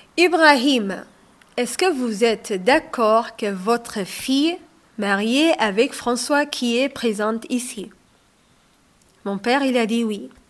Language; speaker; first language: French; non-native, learner; Somali